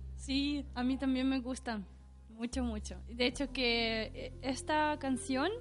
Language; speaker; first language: Spanish; non-native, fluent; Russian